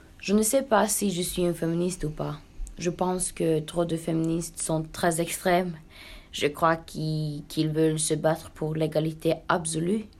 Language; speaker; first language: French; non-native, learner; Norwegian